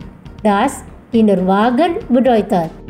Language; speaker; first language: German; non-native, fluent; Indonesian